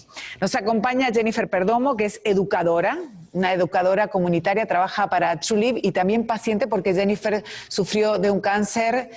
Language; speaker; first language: Spanish; native; Spanish